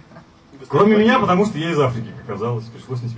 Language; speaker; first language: Russian; native; Russian